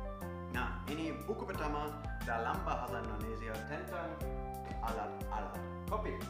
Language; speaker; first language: Indonesian; non-native, fluent; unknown